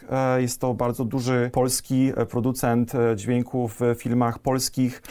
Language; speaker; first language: Polish; native; Polish